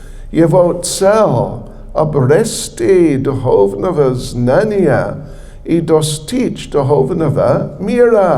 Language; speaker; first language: Russian; non-native, learner; English